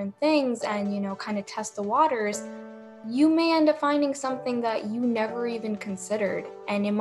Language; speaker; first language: English; native; English